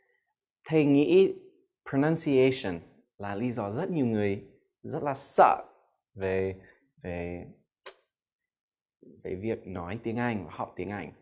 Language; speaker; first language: Vietnamese; non-native, fluent; English